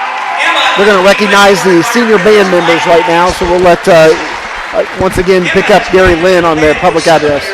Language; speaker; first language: English; native; English